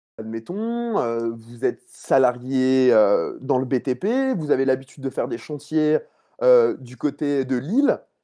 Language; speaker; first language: French; native; French